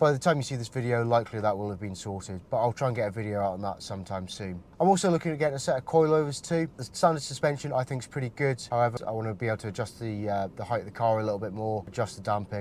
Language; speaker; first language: English; native; English